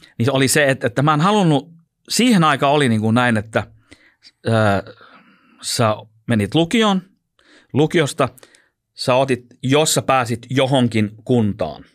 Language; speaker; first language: Finnish; non-native, local second language; Swedish